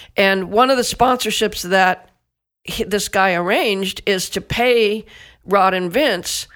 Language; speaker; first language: English; native; English